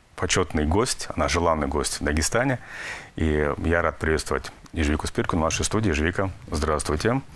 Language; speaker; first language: Russian; native; Russian